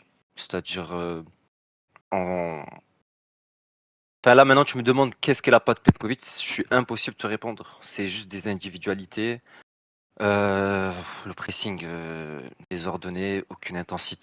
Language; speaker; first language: French; native; French